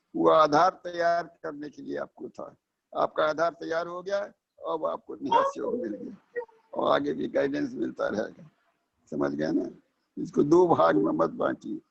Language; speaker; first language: Hindi; native; Hindi